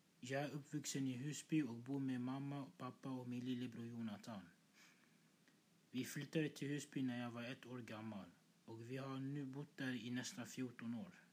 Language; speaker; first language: Swedish; early bilingual, other home language; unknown